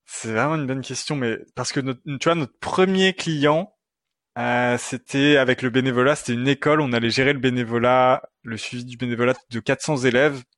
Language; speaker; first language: French; native; French